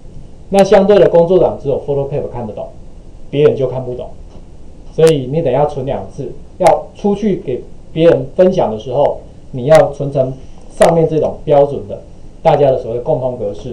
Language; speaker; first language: Chinese; native; Chinese